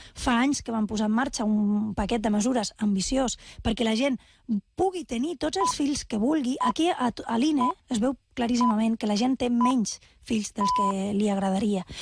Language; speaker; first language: Catalan; non-native, local second language; Spanish